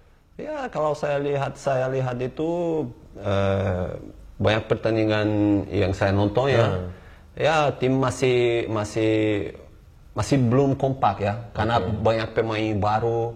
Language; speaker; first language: Indonesian; non-native, fluent; Portuguese